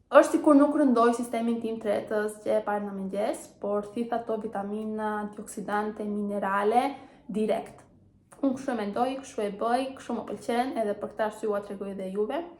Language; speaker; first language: Albanian; early bilingual, heritage; Albanian